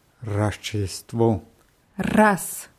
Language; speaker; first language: Russian; non-native, learner; German